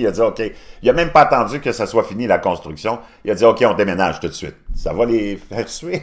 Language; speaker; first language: French; native; French